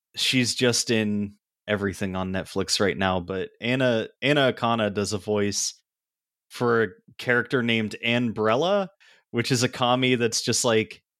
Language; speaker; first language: English; native; English